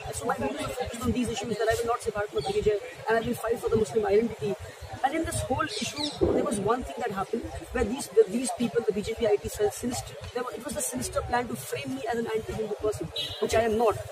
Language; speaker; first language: English; non-native, local second language; Urdu